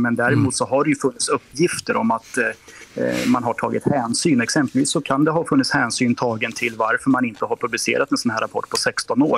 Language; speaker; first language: Swedish; native; Swedish